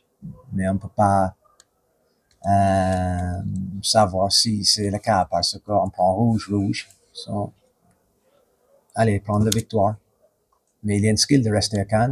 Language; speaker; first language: French; non-native, fluent; English